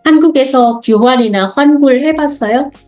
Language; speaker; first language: Korean; non-native, fluent; Indonesian